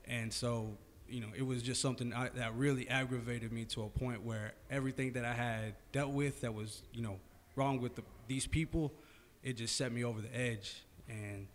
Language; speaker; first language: English; native; English